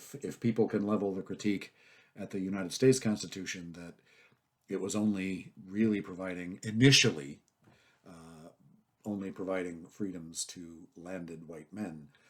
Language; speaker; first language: English; native; English